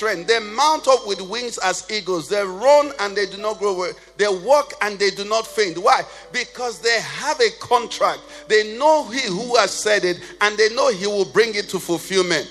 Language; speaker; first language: English; non-native, local second language; Igbo